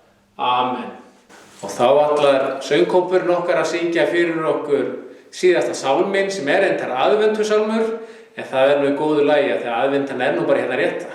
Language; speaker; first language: Icelandic; native; Icelandic